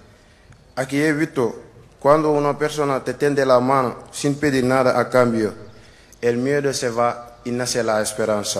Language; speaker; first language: Spanish; non-native, learner; Wolof